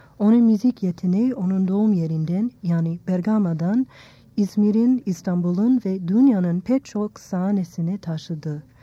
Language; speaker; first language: Turkish; non-native, fluent; English